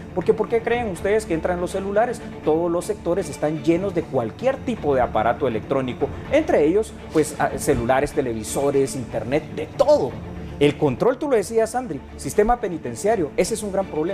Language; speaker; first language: Spanish; native; Spanish